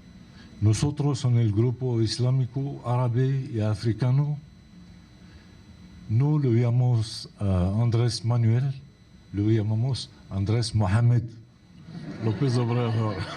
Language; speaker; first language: Spanish; non-native, fluent; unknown